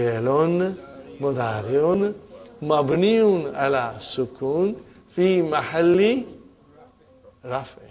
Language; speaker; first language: Arabic; non-native, fluent; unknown